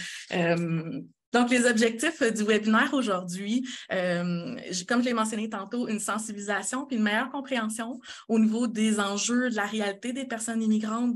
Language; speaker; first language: French; native; French